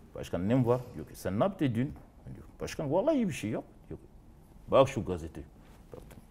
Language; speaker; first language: Turkish; non-native, learner; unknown